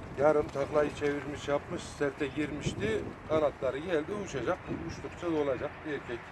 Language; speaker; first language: Turkish; native; Turkish